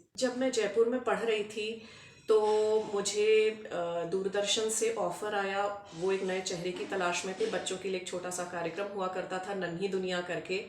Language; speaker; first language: Hindi; native; Hindi